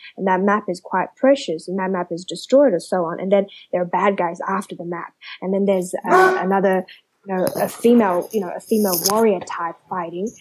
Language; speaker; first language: English; early bilingual, other home language; Chinese